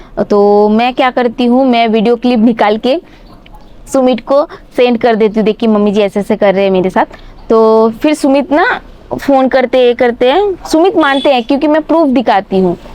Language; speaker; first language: Hindi; non-native, local second language; Bangla